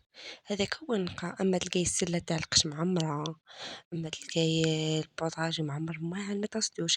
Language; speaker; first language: Arabic; native; Arabic